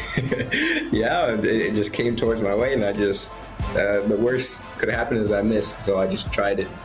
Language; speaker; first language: English; native; English